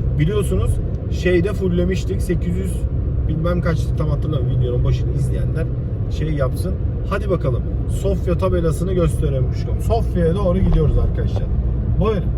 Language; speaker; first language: Turkish; early bilingual, heritage; Turkish